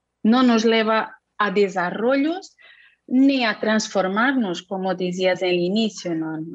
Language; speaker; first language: Spanish; non-native, fluent; Portuguese